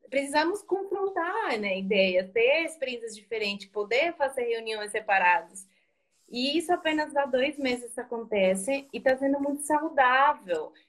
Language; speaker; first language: Portuguese; non-native, fluent; Spanish